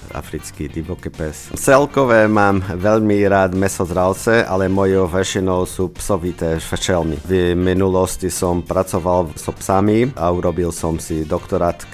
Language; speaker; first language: Slovak; non-native, learner; Portuguese